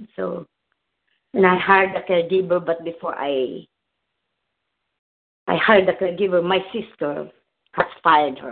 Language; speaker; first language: English; non-native, local second language; Filipino